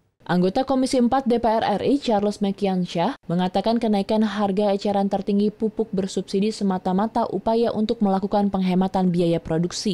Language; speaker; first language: Indonesian; native; Indonesian